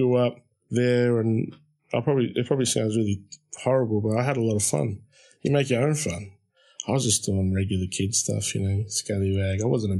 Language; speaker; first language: English; native; English